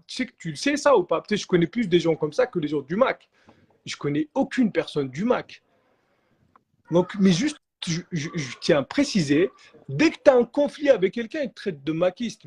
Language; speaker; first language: French; native; French